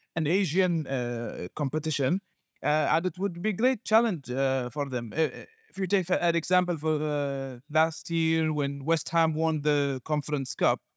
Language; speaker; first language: English; non-native, fluent; Arabic